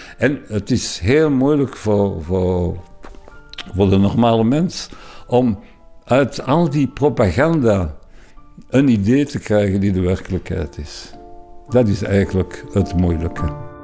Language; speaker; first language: Dutch; non-native, local second language; French